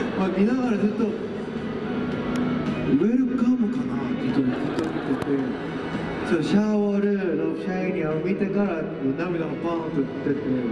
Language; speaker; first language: Japanese; non-native, fluent; Korean